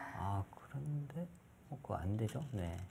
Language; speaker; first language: Korean; native; Korean